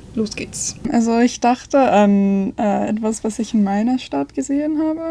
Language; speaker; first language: German; non-native, learner; English